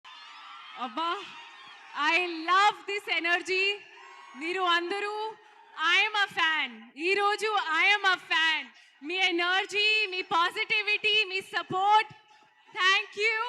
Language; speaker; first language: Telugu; non-native, learner; Hindi